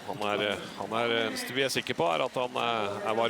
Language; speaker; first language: Norwegian; native; Norwegian